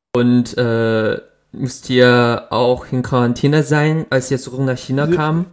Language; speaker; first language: German; non-native, fluent; Chinese